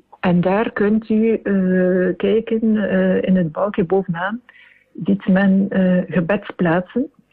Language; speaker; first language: Dutch; native; Dutch